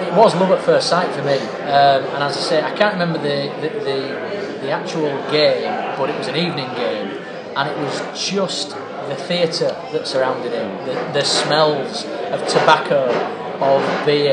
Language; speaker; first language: English; native; English